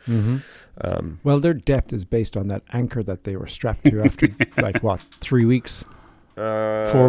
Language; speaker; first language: English; native; English